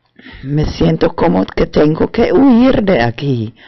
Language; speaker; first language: Spanish; non-native, fluent; German